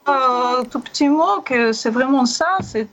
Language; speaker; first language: French; non-native, learner; Russian